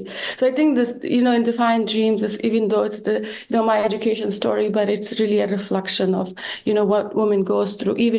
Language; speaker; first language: English; non-native, fluent; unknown